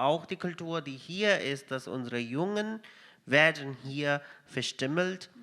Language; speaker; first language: German; non-native, fluent; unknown